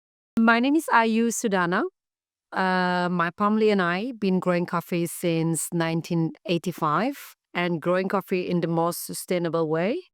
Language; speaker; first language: English; non-native, fluent; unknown